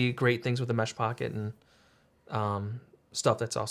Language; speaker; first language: English; native; English